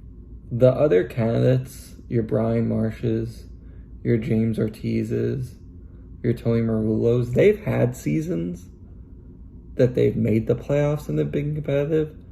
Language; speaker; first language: English; native; English